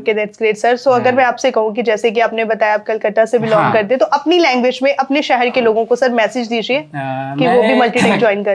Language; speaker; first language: Hindi; native; Hindi